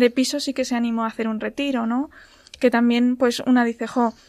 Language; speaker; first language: Spanish; native; Spanish